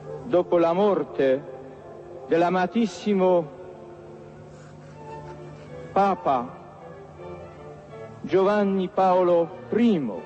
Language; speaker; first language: Italian; non-native, fluent; Polish